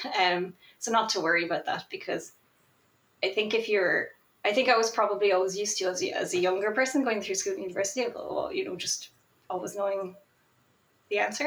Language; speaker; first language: English; native; English